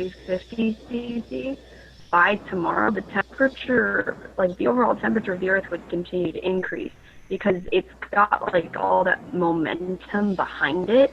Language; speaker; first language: English; native; English